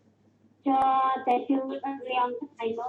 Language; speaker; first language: Chinese; non-native, learner; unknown